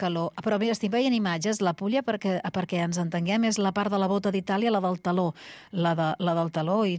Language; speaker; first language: Catalan; native; Catalan